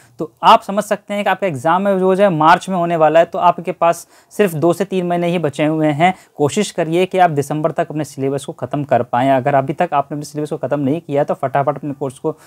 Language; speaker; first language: Hindi; native; Hindi